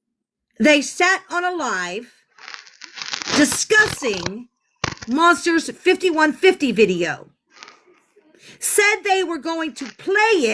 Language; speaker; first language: English; native; English